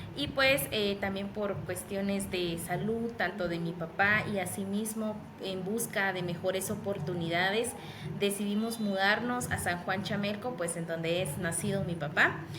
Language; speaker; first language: Spanish; non-native, local second language; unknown